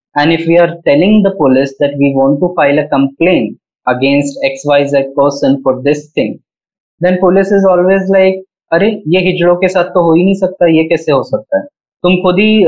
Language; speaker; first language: Hindi; native; Hindi